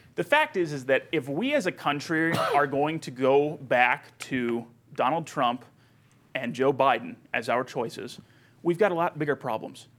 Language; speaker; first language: English; native; English